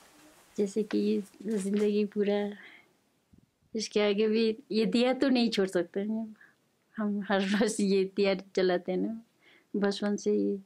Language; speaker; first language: Hindi; non-native, local second language; Ladakhi